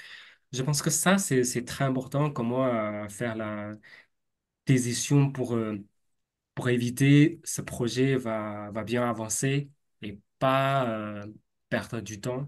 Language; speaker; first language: French; non-native, fluent; Chinese